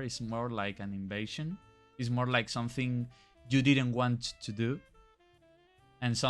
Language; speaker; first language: English; non-native, fluent; Spanish